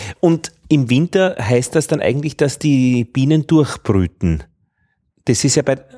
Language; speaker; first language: German; native; German